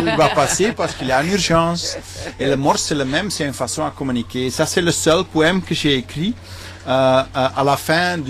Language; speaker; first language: French; non-native, local second language; Dutch